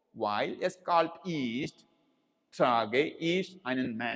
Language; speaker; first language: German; non-native, learner; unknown